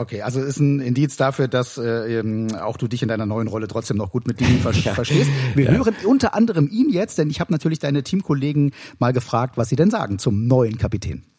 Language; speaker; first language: German; native; German